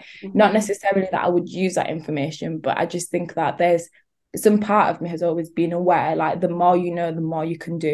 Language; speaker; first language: English; native; English